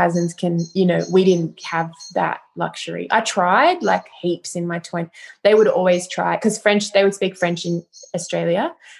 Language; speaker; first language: English; native; English